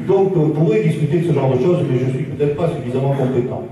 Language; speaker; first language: French; native; French